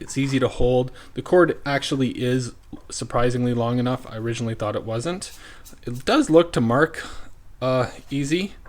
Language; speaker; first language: English; native; English